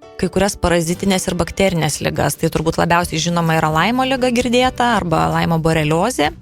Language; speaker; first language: Lithuanian; native; Lithuanian